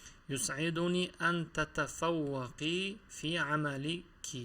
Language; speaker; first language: Arabic; non-native, fluent; Uzbek